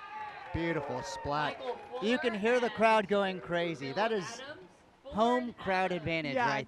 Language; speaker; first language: English; native; English